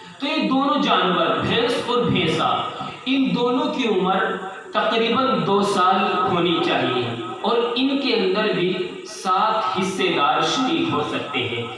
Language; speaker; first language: Urdu; native; Urdu